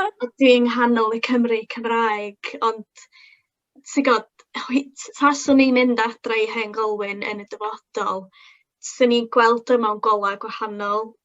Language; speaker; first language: Welsh; non-native, local second language; English